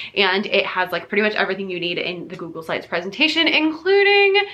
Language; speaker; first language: English; native; English